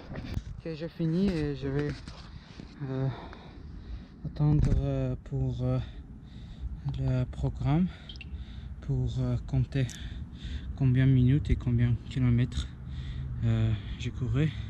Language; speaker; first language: French; non-native, learner; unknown